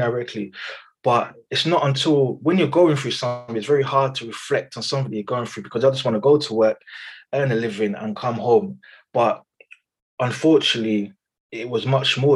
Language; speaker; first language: English; native; English